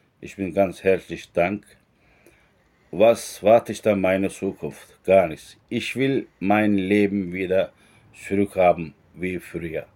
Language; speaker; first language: German; non-native, learner; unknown